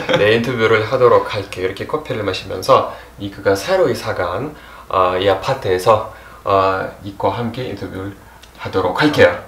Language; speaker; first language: Korean; non-native, fluent; Russian